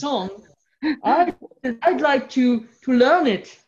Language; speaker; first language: English; non-native, fluent; French